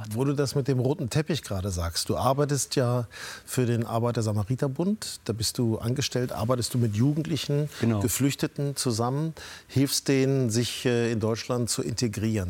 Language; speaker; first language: German; native; German